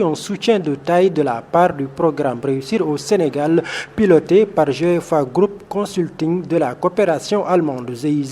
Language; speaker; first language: French; non-native, local second language; Wolof